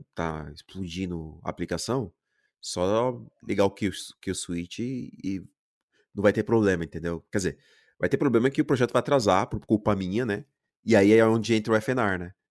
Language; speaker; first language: Portuguese; native; Portuguese